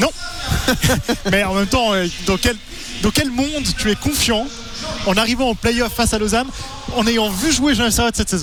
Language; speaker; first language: French; native; French